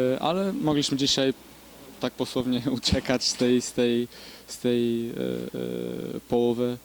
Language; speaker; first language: Polish; non-native, fluent; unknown